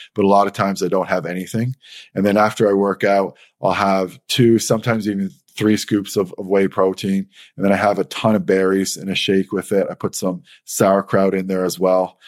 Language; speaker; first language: English; native; English